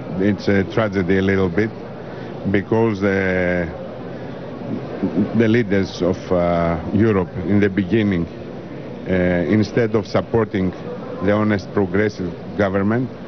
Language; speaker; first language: English; non-native, fluent; Greek